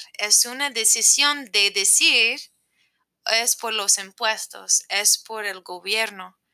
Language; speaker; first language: Spanish; non-native, fluent; English